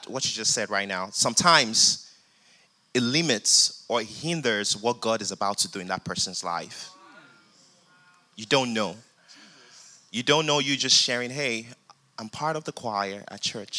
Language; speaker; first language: English; non-native, local second language; Yoruba